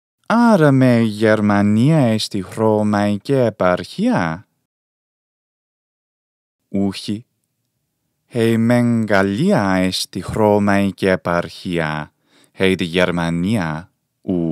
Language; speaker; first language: Greek; non-native, fluent; English